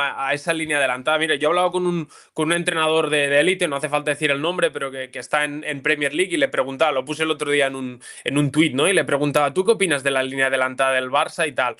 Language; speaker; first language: Spanish; native; Spanish